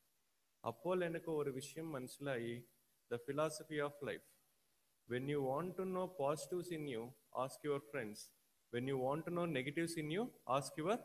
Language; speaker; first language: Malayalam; non-native, learner; Telugu